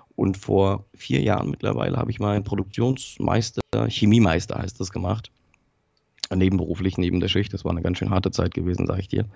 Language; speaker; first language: German; early bilingual, other home language; Polish